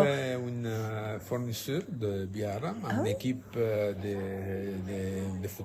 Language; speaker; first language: French; non-native, fluent; Italian